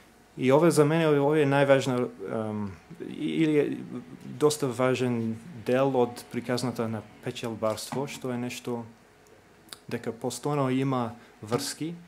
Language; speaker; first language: Macedonian; non-native, fluent; English